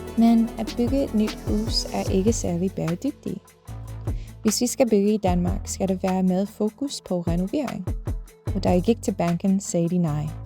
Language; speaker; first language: Danish; non-native, fluent; English